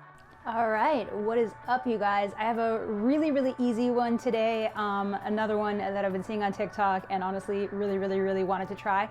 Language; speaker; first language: English; native; English